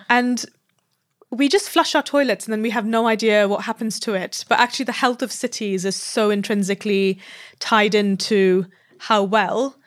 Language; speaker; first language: English; non-native, local second language; Hindi